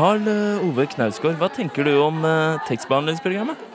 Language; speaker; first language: Norwegian; native; Norwegian